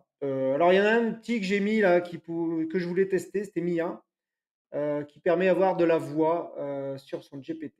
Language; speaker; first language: French; native; French